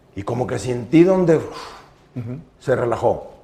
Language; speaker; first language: Spanish; native; Spanish